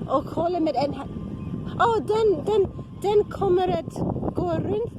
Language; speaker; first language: Swedish; non-native, learner; English